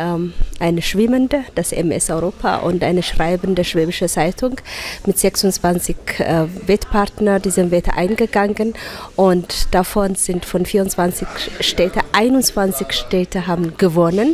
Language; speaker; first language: German; non-native, fluent; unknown